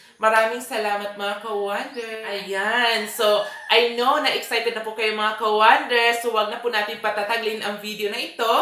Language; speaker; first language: Filipino; non-native, local second language; Cebuano